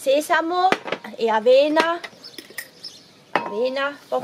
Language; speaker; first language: Spanish; non-native, learner; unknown